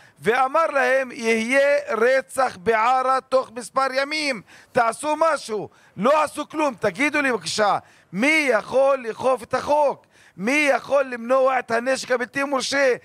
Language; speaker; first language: Hebrew; non-native, local second language; Arabic